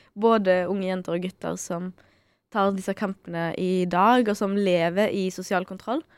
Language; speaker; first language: Norwegian; early bilingual, other home language; Arabic